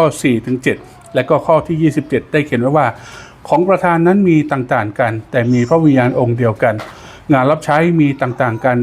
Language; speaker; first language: Thai; native; Thai